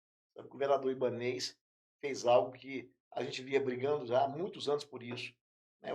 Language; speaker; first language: Portuguese; native; Portuguese